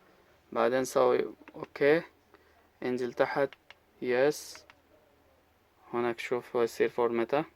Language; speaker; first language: Arabic; non-native, learner; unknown